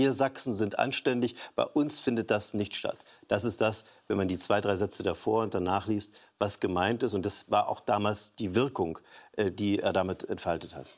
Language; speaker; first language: German; native; German